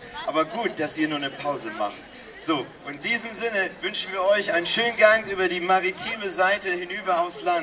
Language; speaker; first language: German; native; German